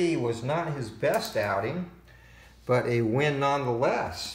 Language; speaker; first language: English; native; English